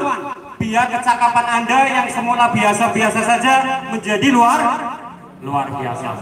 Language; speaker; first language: Indonesian; native; Indonesian